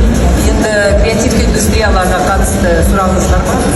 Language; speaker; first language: Kazakh; non-native, local second language; Russian